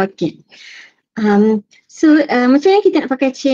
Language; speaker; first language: Malay; native; Malay